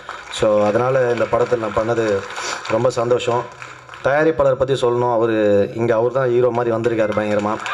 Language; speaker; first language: Tamil; native; Tamil